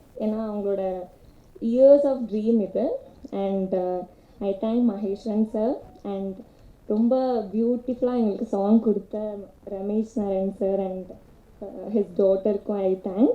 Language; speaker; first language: Tamil; non-native, fluent; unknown